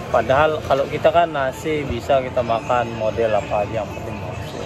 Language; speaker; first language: Indonesian; native; Indonesian